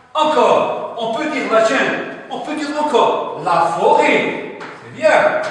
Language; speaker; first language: French; non-native, local second language; Arabic